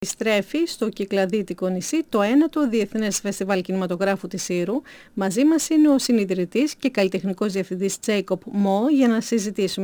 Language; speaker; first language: Greek; native; Greek